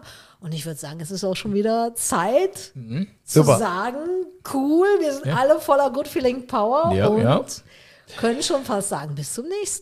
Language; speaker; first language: German; native; German